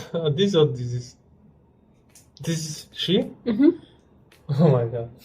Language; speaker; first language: English; non-native, learner; Polish